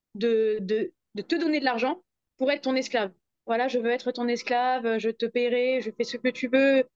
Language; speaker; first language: French; native; French